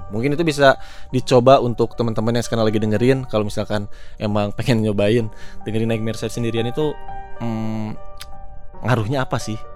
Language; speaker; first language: Indonesian; native; Indonesian